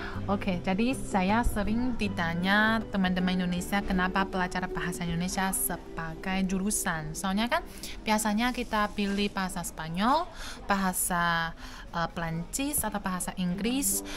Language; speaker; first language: Indonesian; non-native, fluent; Chinese